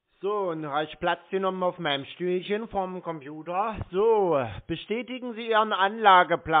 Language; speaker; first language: German; native; German